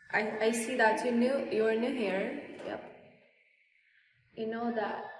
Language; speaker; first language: English; non-native, fluent; Russian